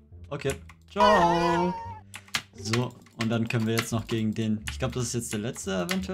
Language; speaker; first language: German; native; German